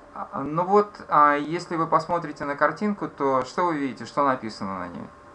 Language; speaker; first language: Russian; native; Russian